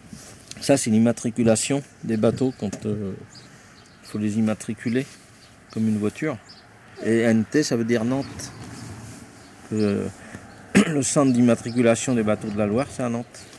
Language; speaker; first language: French; native; French